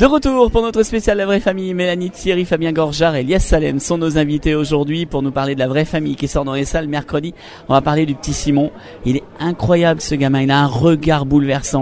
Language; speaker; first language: French; native; French